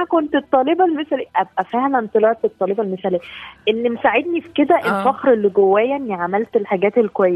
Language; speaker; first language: Arabic; native; Arabic